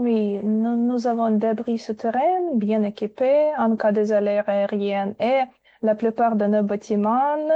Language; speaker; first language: French; non-native, learner; Ukrainian